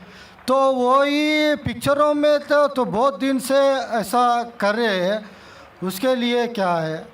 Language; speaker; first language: Hindi; non-native, local second language; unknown